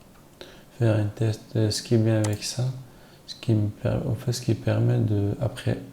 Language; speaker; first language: French; non-native, learner; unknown